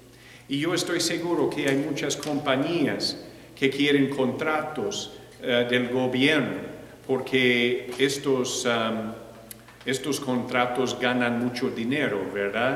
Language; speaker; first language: Spanish; non-native, fluent; English